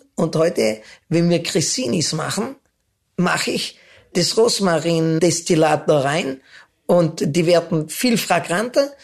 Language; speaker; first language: German; native; German